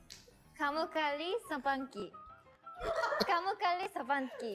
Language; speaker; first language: Indonesian; non-native, learner; Korean